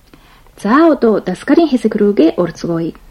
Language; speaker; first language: Mongolian; non-native, fluent; Japanese